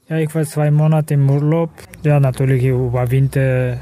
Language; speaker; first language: German; non-native, learner; Kazakh